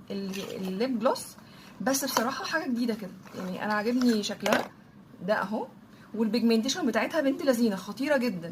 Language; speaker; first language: Arabic; native; Arabic